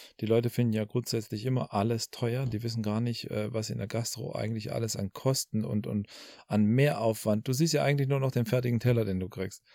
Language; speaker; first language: German; early bilingual, other home language; Albanian